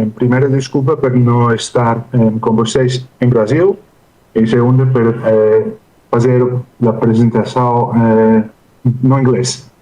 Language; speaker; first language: Portuguese; non-native, learner; English